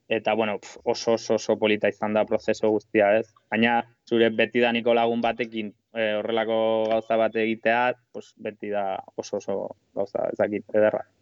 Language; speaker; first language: Basque; non-native, local second language; Spanish